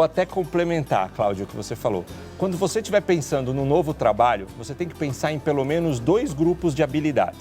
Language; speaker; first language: Portuguese; native; Portuguese